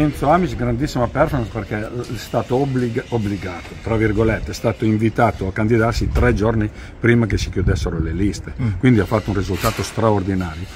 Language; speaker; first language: Italian; native; Italian